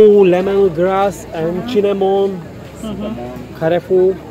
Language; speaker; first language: English; non-native, learner; Turkish